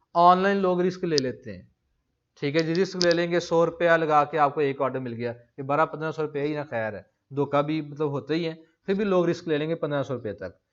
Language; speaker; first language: Urdu; non-native, local second language; Punjabi